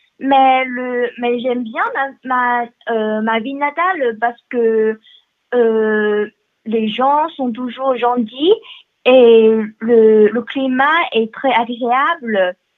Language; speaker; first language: French; non-native, learner; Chinese